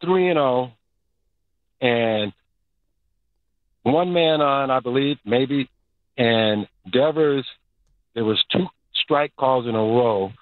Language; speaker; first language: English; native; English